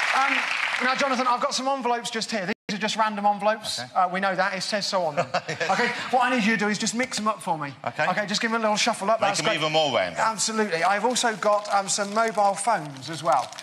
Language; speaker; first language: English; native; English